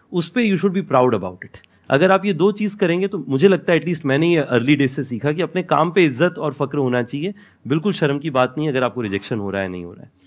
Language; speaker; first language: Hindi; non-native, local second language; Odia